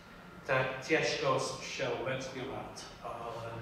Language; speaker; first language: Czech; non-native, fluent; English